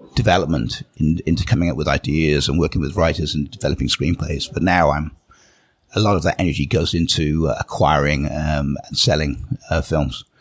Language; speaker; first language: English; native; English